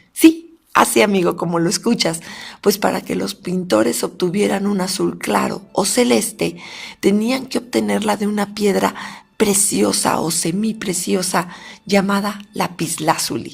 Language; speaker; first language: Spanish; native; Spanish